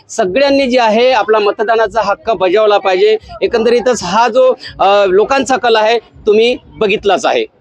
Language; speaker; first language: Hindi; non-native, local second language; Marathi